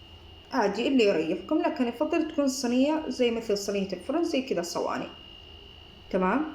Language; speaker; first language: Arabic; native; Arabic